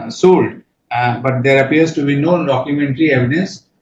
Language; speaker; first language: English; non-native, local second language; Hindi